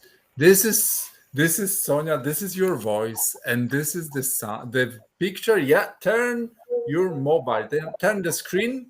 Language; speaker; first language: English; non-native, fluent; Polish